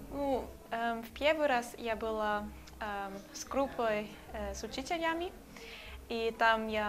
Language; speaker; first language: Russian; non-native, learner; German